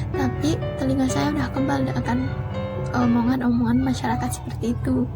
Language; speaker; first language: Indonesian; non-native, local second language; Sasak